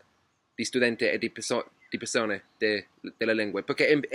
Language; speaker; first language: Italian; non-native, learner; English